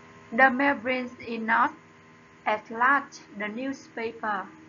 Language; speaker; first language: English; non-native, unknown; Vietnamese